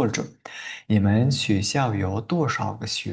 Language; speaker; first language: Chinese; non-native, fluent; Uzbek